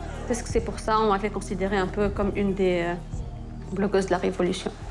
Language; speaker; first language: French; non-native, local second language; Arabic